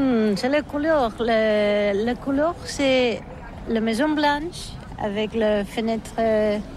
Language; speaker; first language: French; non-native, learner; Catalan